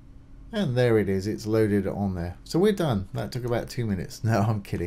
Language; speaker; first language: English; native; English